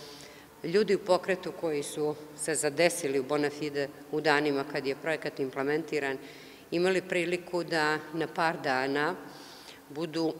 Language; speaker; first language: Serbian; native; Serbian